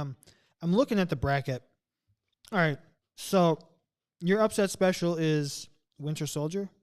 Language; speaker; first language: English; native; English